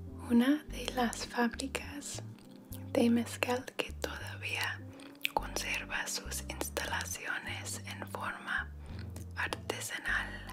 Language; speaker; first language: Spanish; non-native, learner; English